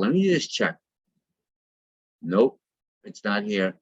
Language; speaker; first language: English; native; English